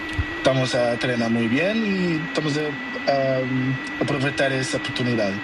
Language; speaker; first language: Spanish; non-native, learner; Portuguese